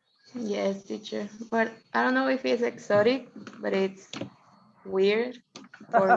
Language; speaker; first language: English; non-native, fluent; Spanish